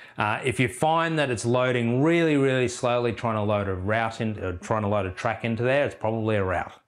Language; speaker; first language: English; native; English